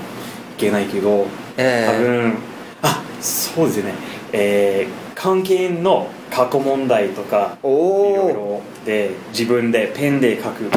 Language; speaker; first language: Japanese; non-native, fluent; English